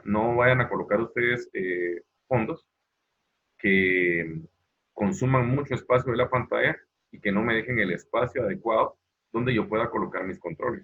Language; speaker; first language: Spanish; native; Spanish